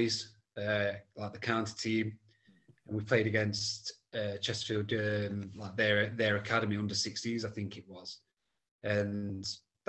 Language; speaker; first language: English; native; English